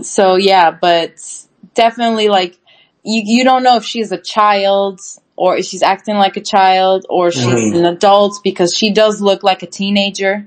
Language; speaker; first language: English; non-native, fluent; Turkish